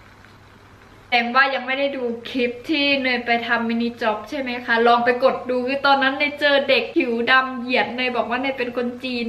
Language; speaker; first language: Thai; native; Thai